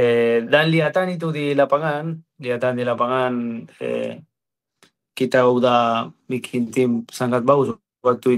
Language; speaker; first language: Indonesian; non-native, fluent; Spanish